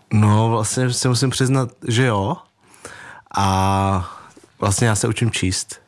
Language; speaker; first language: Czech; early bilingual, other home language; Vietnamese